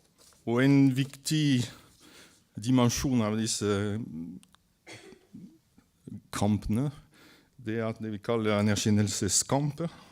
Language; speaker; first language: Norwegian; non-native, fluent; French